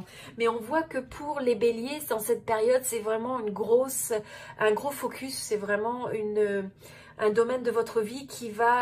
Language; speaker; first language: French; native; French